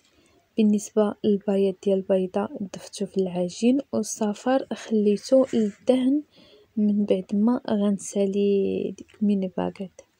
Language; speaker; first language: Arabic; native; Arabic